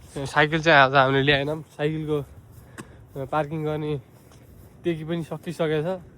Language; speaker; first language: Nepali; native; Nepali